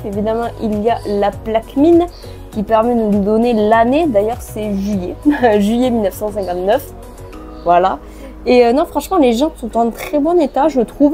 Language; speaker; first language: French; native; French